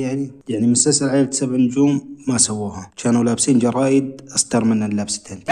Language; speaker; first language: Arabic; native; Arabic